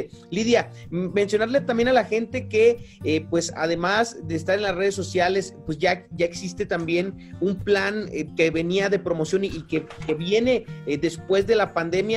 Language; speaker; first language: Spanish; native; Spanish